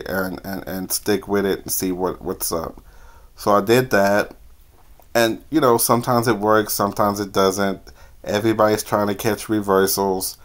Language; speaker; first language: English; native; English